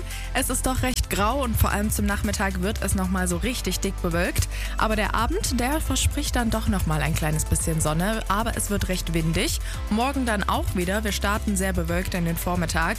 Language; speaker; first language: German; native; German